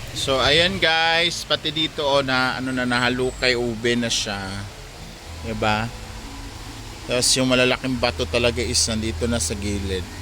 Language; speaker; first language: Filipino; non-native, local second language; Cebuano